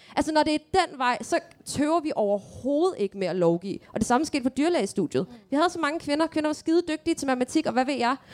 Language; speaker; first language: Danish; early bilingual, other home language; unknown